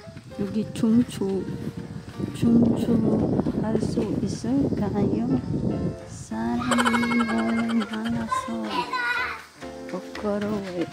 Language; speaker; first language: Korean; non-native, learner; Cebuano